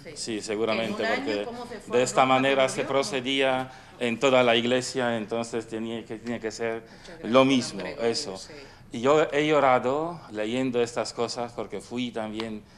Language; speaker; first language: Spanish; non-native, fluent; Polish